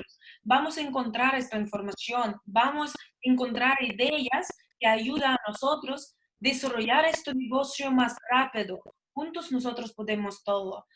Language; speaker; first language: Spanish; non-native, learner; Russian